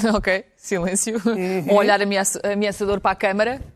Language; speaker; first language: Portuguese; early bilingual, other home language; Ukrainian